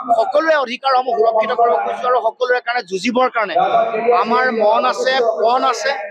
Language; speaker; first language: Assamese; native; Assamese